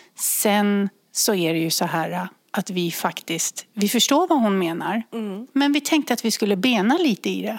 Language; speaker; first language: Swedish; native; Swedish